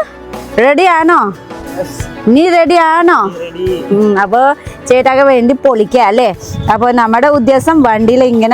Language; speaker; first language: Malayalam; non-native, learner; Nepali